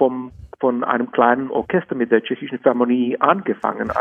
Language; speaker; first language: German; non-native, fluent; Czech